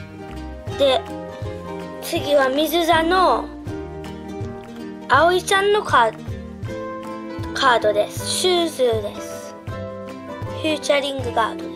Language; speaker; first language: Japanese; early bilingual, heritage; Japanese